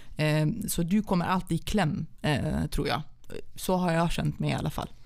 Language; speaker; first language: Swedish; early bilingual, other home language; Central Kurdish